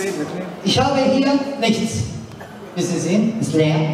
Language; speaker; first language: German; non-native, learner; Turkish